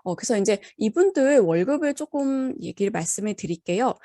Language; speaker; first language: Korean; native; Korean